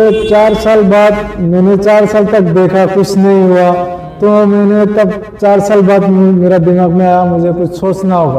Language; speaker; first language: Hindi; non-native, local second language; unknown